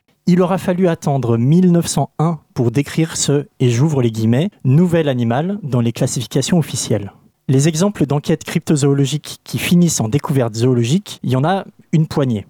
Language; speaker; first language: French; native; French